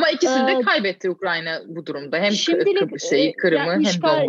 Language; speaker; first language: Turkish; native; Turkish